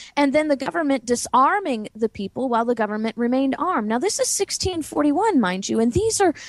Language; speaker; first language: English; native; English